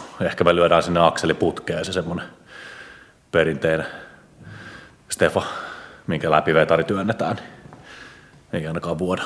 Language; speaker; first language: Finnish; native; Finnish